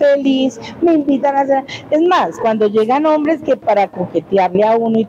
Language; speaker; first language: Spanish; native; Spanish